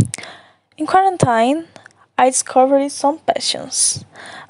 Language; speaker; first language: English; non-native, learner; Portuguese